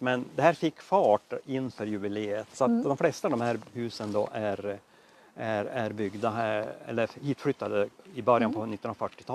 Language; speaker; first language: Swedish; native; Swedish